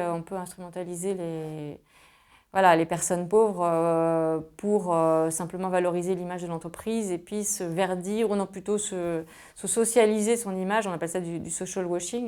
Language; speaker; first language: French; native; French